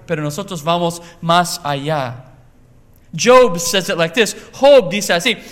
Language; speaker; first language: Spanish; non-native, learner; English